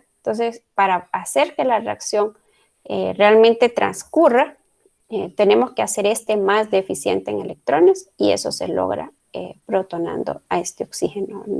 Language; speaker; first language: Spanish; native; Spanish